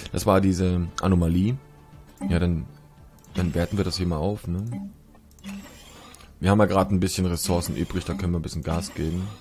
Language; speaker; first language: German; native; German